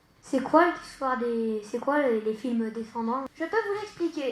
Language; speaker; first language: French; native; French